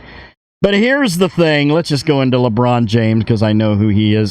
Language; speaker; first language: English; native; English